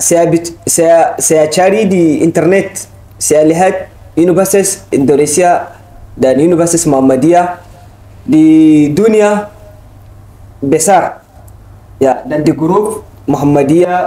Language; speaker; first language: Indonesian; non-native, learner; Hausa